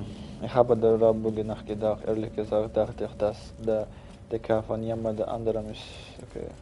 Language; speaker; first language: German; non-native, learner; Russian